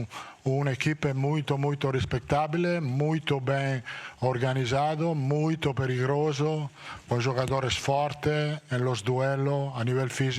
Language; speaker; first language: Portuguese; non-native, learner; Italian